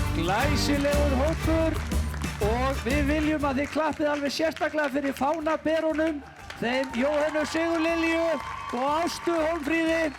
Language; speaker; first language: Icelandic; native; Icelandic